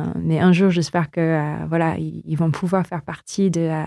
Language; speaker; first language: French; non-native, fluent; Filipino